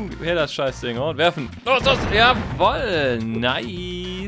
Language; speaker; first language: German; native; German